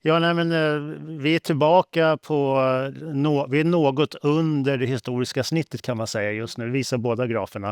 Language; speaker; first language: Swedish; native; Swedish